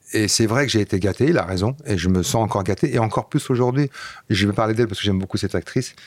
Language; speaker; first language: French; non-native, fluent; Dutch